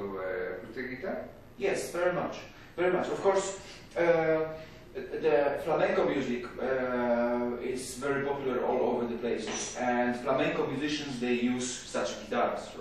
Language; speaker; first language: English; non-native, fluent; Polish